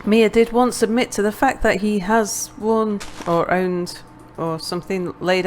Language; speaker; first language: English; native; English